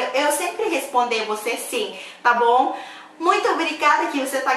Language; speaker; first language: Portuguese; non-native, fluent; Thai